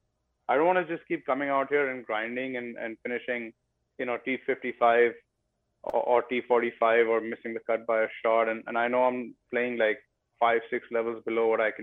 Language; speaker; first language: English; non-native, local second language; Bangla